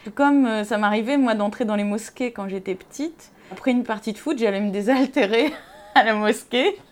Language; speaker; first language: French; non-native, local second language; Arabic